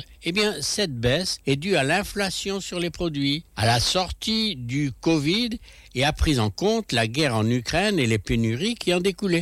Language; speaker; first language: French; native; French